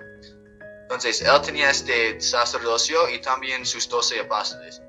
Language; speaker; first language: Spanish; non-native, fluent; English